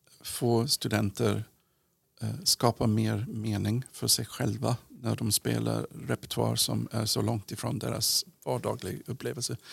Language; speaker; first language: Swedish; non-native, fluent; English